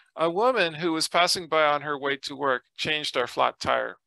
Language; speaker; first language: English; native; English